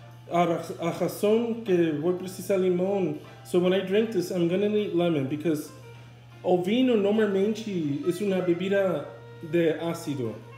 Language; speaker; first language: Portuguese; non-native, learner; English